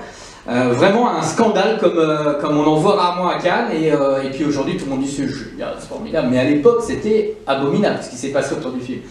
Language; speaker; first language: French; native; French